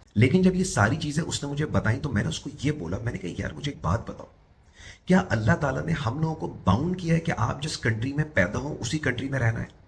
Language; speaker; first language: Urdu; native; Urdu